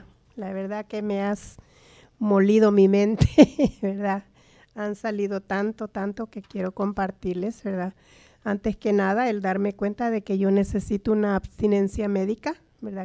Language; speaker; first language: Spanish; native; Spanish